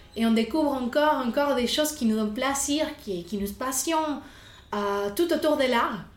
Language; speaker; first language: French; non-native, fluent; Spanish